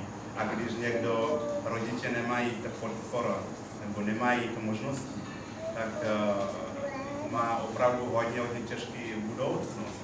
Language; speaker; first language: Czech; non-native, learner; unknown